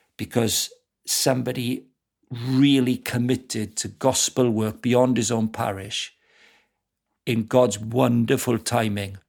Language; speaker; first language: English; native; English